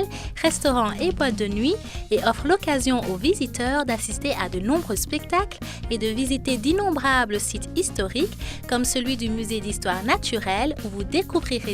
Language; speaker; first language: French; native; French